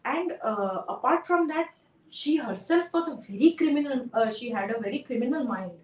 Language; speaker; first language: English; non-native, local second language; Gujarati